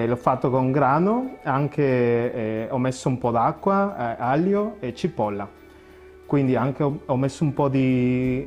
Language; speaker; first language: Italian; non-native, learner; Spanish